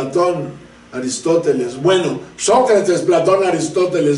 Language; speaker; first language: Spanish; native; Spanish